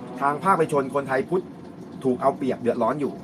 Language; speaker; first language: Thai; native; Thai